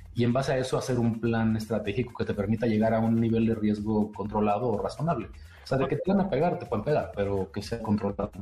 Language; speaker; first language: Spanish; native; Spanish